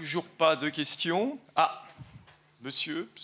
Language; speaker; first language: French; native; French